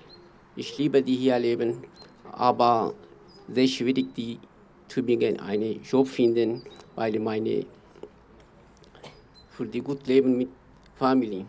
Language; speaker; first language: German; non-native, learner; Kurdish